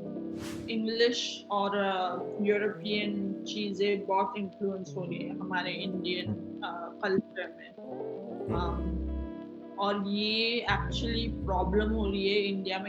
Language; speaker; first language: Hindi; non-native, local second language; Marathi